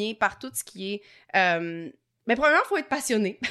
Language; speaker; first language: French; native; French